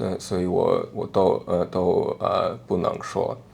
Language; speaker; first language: Chinese; non-native, learner; English